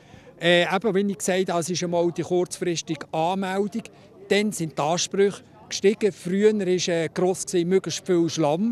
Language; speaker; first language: German; native; German